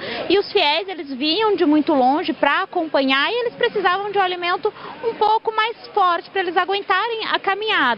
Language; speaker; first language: Portuguese; native; Portuguese